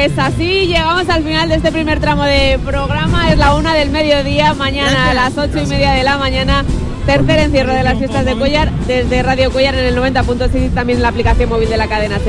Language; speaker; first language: Spanish; native; Spanish